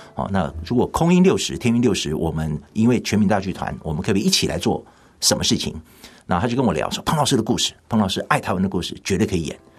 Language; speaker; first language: Chinese; native; Chinese